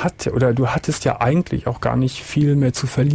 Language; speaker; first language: German; native; German